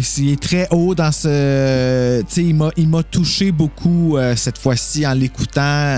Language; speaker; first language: French; native; French